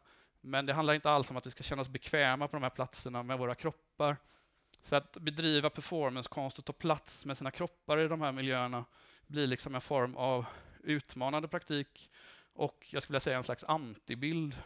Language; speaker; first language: Swedish; native; Swedish